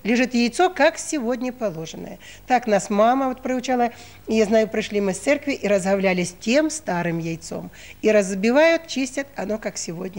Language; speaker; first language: Russian; native; Russian